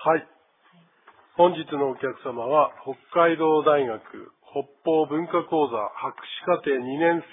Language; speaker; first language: Japanese; native; Japanese